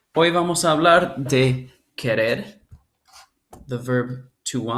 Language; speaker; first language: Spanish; non-native, fluent; English